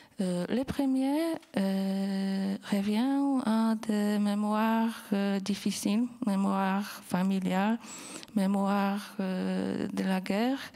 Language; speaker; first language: French; non-native, fluent; Polish